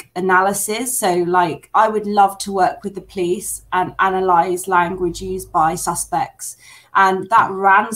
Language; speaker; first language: English; native; English